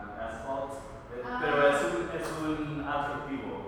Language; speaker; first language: Spanish; non-native, fluent; English